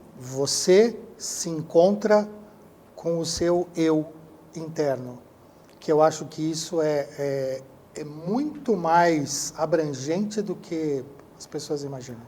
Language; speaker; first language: Portuguese; native; Portuguese